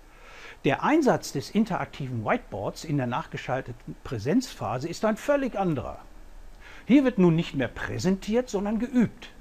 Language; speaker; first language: German; native; German